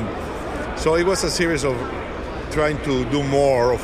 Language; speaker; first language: English; non-native, fluent; Spanish